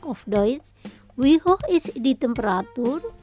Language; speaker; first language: German; non-native, fluent; Indonesian